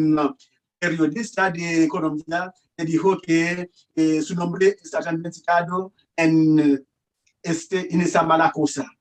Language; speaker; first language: Spanish; non-native, learner; Haitian Creole